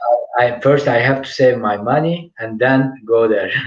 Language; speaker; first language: English; non-native, fluent; Turkish